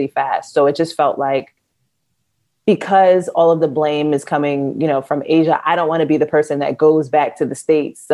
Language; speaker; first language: English; native; English